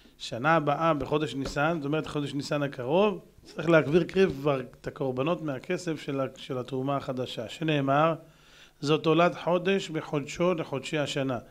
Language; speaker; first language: Hebrew; native; Hebrew